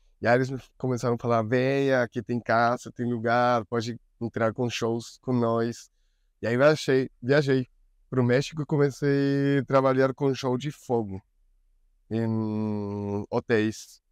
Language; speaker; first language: Portuguese; non-native, learner; Spanish